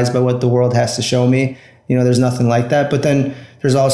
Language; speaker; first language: English; native; English